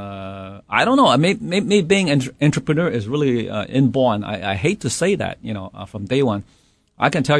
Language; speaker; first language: English; non-native, local second language; Cantonese